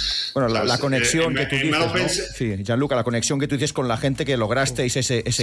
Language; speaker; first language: Spanish; native; Spanish